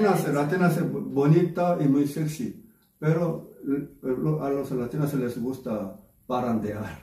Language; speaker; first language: Spanish; non-native, learner; Korean